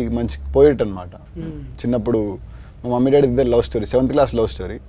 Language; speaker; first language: Telugu; native; Telugu